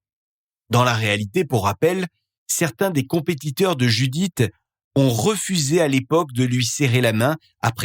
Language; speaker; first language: French; native; French